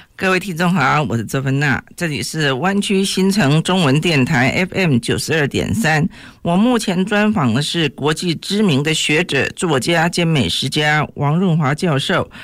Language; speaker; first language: Chinese; native; Chinese